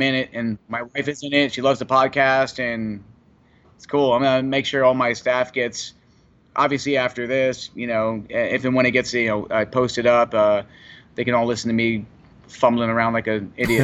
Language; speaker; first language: English; native; English